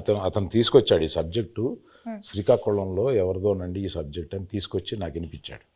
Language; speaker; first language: Telugu; native; Telugu